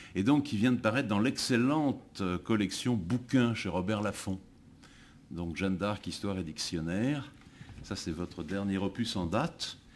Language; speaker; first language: French; native; French